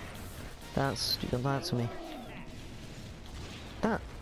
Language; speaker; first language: English; native; English